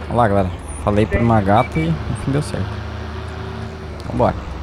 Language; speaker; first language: Portuguese; native; Portuguese